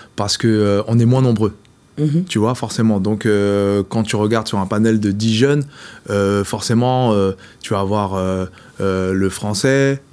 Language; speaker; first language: French; native; French